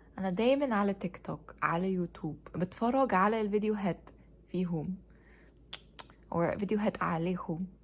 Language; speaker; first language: Egyptian Arabic; non-native, learner; English